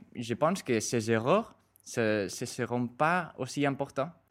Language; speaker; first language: French; non-native, fluent; Spanish